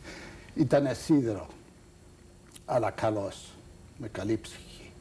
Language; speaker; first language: Greek; early bilingual, heritage; Greek